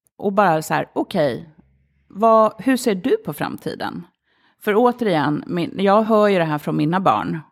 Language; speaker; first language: Swedish; early bilingual, other home language; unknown